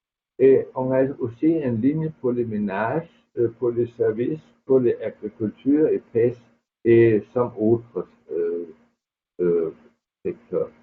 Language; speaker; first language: French; non-native, fluent; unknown